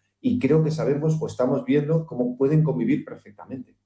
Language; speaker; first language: Spanish; native; Spanish